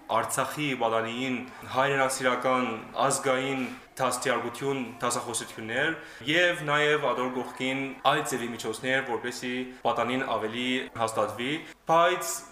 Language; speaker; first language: Armenian; early bilingual, heritage; Armenian